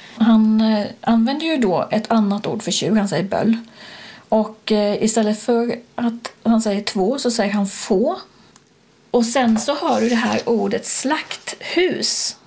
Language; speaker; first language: Swedish; native; Swedish